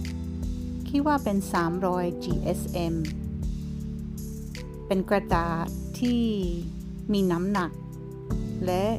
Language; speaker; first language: Thai; non-native, fluent; English